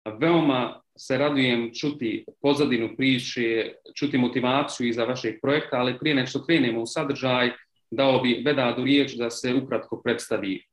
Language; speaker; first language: Croatian; early bilingual, heritage; Bosnian